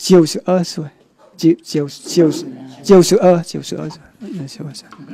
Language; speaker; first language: Chinese; non-native, local second language; Vietnamese